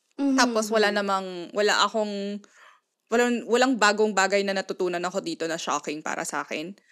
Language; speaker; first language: Filipino; non-native, local second language; Pampanga